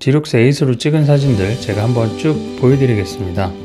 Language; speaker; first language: Korean; native; Korean